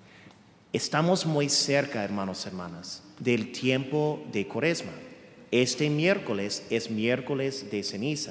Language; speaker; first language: Spanish; non-native, fluent; English